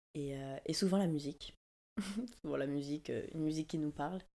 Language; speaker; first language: French; native; French